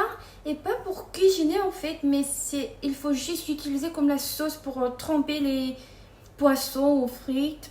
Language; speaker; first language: French; non-native, fluent; Korean